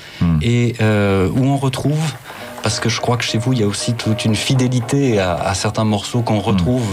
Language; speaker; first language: French; native; French